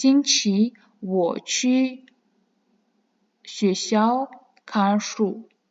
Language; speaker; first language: Chinese; non-native, fluent; Kazakh